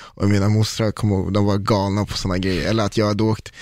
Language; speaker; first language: Swedish; early bilingual, other home language; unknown